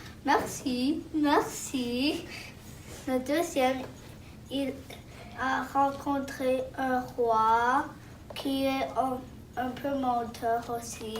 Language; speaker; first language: French; non-native, local second language; English